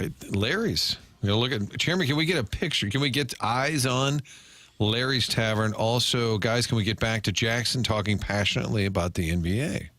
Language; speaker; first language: English; native; English